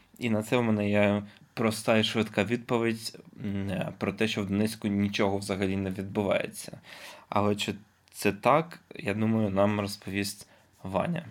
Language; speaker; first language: Ukrainian; non-native, local second language; Russian